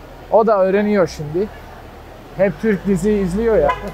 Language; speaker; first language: Turkish; early bilingual, heritage; Turkish